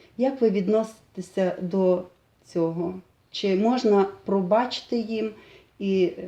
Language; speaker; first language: Ukrainian; native; Ukrainian